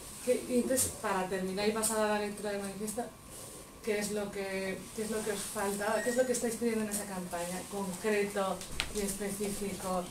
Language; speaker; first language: Spanish; native; Spanish